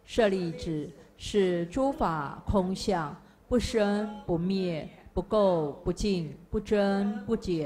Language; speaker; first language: Chinese; native; Chinese